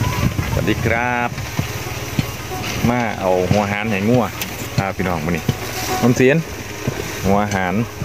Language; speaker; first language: Thai; non-native, local second language; Northeastern Thai